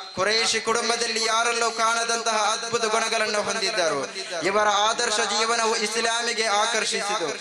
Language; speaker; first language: Kannada; non-native, local second language; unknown